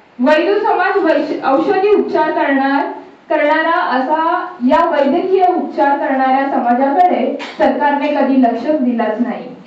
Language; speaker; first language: Marathi; non-native, local second language; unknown